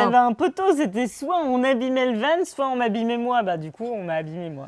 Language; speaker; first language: French; native; French